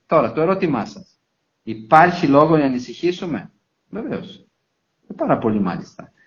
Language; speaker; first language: Greek; non-native, fluent; Italian